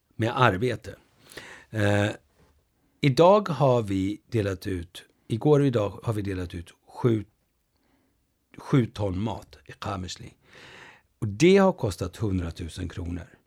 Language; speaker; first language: Swedish; early bilingual, other home language; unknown